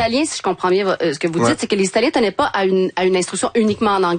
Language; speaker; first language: French; native; French